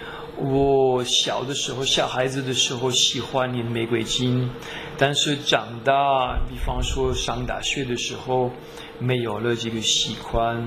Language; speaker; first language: Chinese; non-native, fluent; French